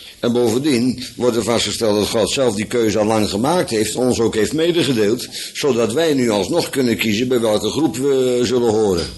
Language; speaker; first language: Dutch; native; Dutch